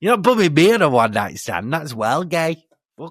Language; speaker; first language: English; native; English